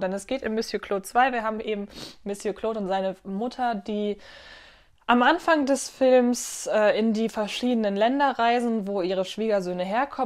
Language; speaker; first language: German; native; German